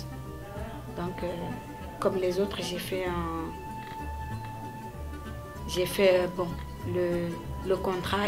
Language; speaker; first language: French; non-native, local second language; Wolof